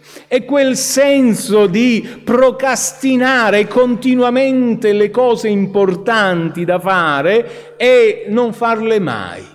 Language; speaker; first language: Italian; native; Italian